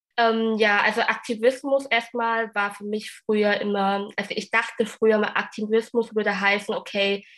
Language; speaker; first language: German; early bilingual, other home language; Vietnamese